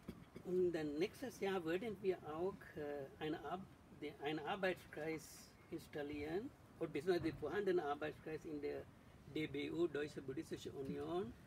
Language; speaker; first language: German; non-native, learner; Sinhala